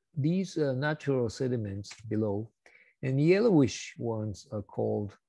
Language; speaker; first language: English; non-native, fluent; Japanese